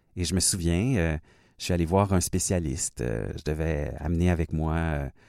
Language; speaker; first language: French; native; French